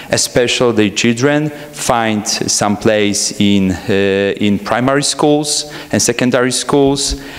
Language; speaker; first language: English; non-native, fluent; Polish